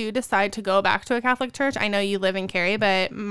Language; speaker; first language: English; native; English